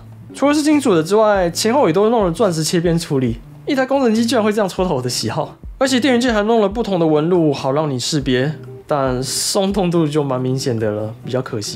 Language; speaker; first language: Chinese; native; Chinese